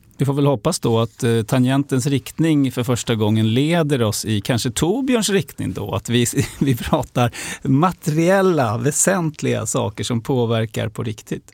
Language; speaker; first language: Swedish; native; Swedish